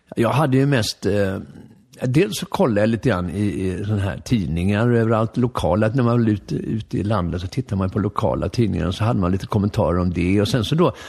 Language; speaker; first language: Swedish; native; Swedish